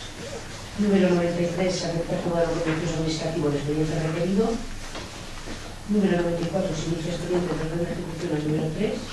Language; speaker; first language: Spanish; native; Spanish